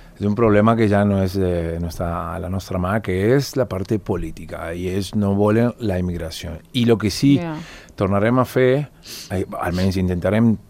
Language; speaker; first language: Catalan; non-native, fluent; Spanish